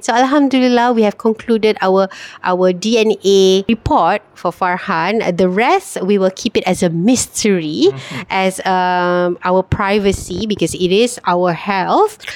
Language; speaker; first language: English; non-native, local second language; Malay